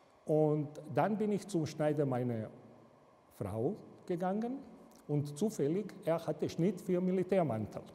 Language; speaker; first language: German; non-native, fluent; Serbian